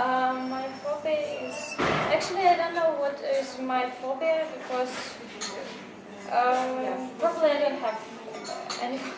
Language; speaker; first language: English; non-native, learner; Russian